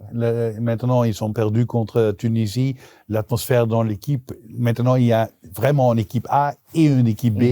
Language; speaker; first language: French; non-native, local second language; Dutch